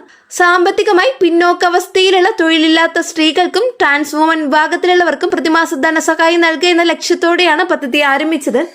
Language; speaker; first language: Malayalam; native; Malayalam